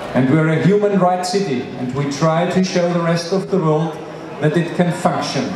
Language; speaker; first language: English; non-native, fluent; German